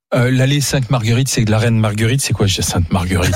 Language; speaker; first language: French; native; French